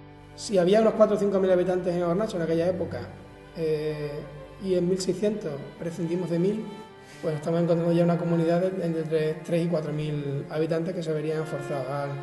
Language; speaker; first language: Spanish; native; Spanish